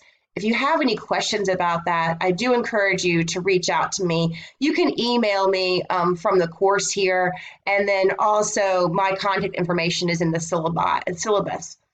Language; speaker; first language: English; native; English